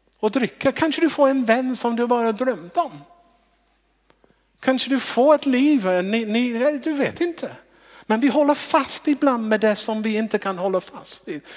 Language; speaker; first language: Swedish; non-native, fluent; English